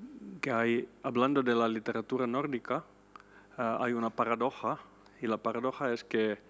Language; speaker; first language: Spanish; non-native, fluent; Swedish